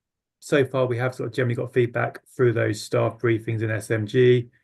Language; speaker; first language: English; native; English